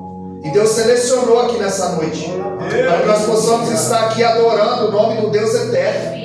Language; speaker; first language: Portuguese; native; Portuguese